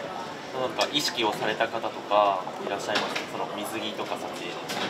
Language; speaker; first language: Japanese; native; Japanese